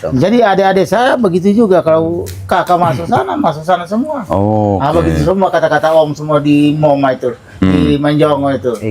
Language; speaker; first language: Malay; non-native, local second language; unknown